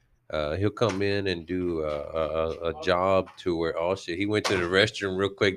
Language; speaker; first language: English; early bilingual, other home language; Spanish